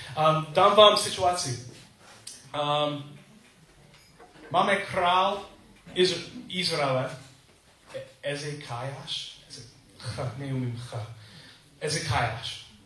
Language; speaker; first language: Czech; non-native, learner; English